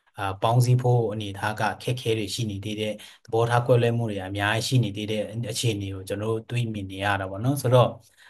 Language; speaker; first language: Burmese; non-native, local second language; Pa'o Karen